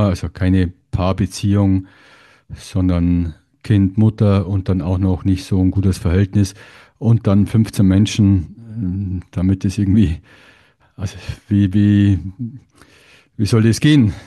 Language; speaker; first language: German; native; German